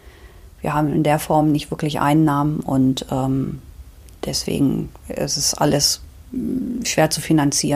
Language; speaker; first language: German; native; German